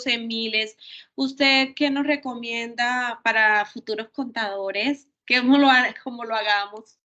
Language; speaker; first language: Spanish; native; Spanish